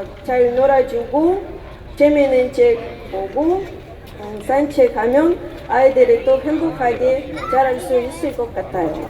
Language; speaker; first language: Korean; non-native, learner; Russian